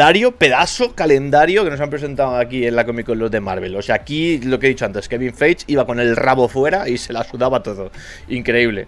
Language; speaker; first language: Spanish; native; Spanish